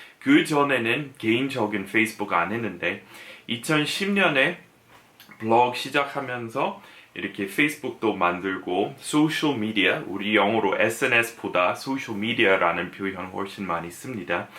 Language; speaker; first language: Korean; non-native, fluent; English